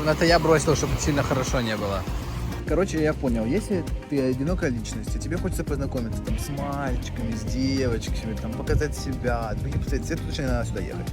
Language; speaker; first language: Russian; native; Russian